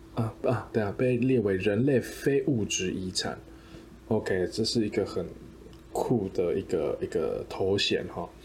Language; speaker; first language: Chinese; native; Chinese